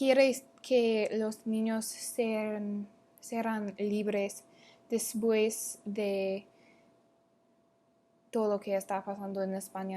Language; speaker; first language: Spanish; non-native, learner; English